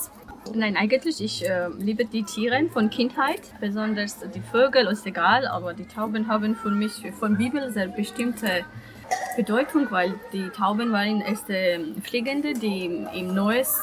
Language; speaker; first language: German; non-native, learner; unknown